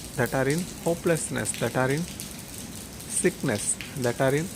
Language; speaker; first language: English; non-native, local second language; Telugu